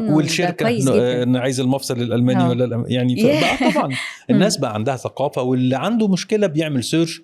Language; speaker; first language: Arabic; native; Arabic